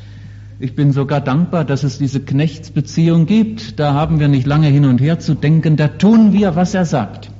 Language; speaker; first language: German; native; German